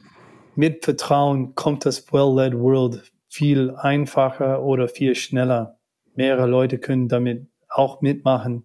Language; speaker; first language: German; non-native, learner; English